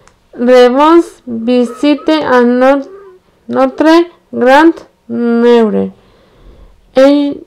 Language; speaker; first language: French; non-native, learner; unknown